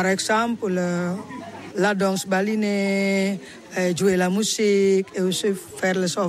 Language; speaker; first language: French; non-native, learner; Balinese